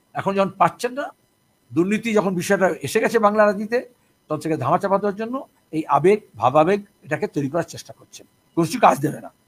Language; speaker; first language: Bangla; native; Bangla